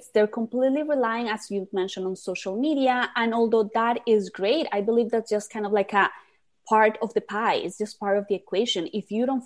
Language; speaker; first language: English; non-native, fluent; Spanish